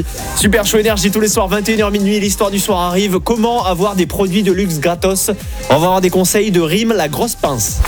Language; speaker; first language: French; native; French